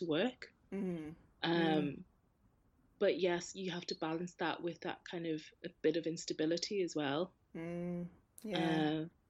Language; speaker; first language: English; native; English